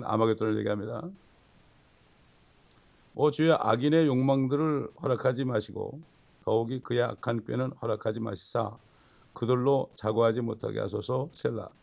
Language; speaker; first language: Korean; native; Korean